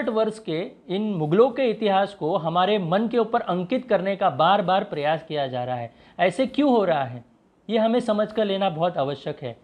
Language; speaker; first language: Hindi; non-native, local second language; Marathi